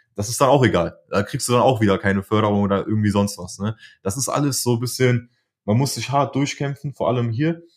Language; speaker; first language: German; early bilingual, other home language; Polish